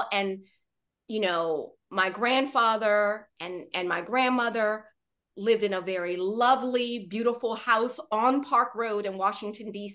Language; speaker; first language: English; native; English